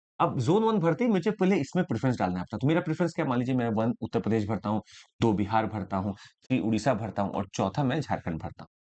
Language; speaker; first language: Hindi; native; Hindi